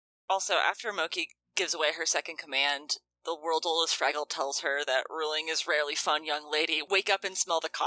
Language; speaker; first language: English; native; English